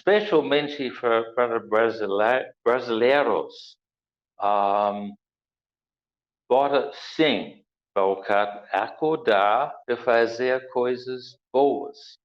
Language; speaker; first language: Portuguese; non-native, learner; English